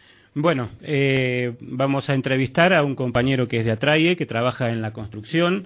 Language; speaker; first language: Spanish; native; Spanish